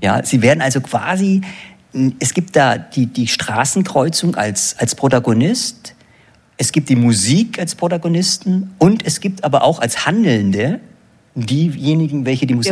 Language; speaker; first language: German; native; German